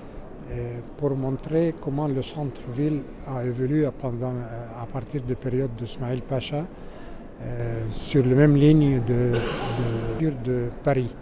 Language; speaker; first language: French; non-native, fluent; Arabic